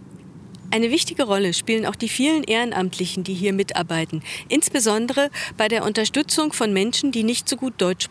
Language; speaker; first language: German; native; German